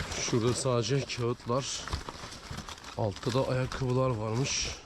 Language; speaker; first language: Turkish; native; Turkish